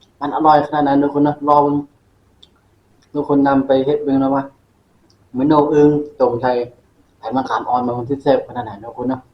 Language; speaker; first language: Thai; non-native, local second language; Northeastern Thai